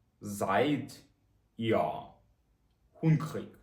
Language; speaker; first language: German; non-native, fluent; Ukrainian